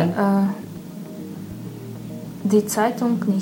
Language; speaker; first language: German; non-native, learner; Russian